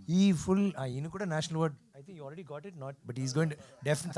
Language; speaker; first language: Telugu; non-native, learner; Tamil